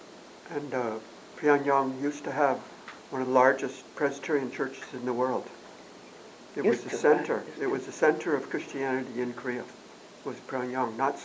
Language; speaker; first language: English; non-native, fluent; Korean